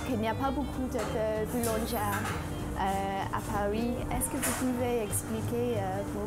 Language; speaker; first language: French; non-native, fluent; English